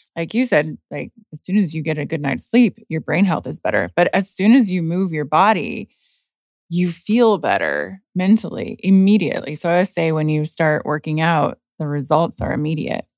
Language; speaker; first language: English; native; English